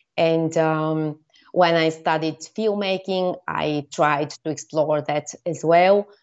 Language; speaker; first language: English; non-native, fluent; Bulgarian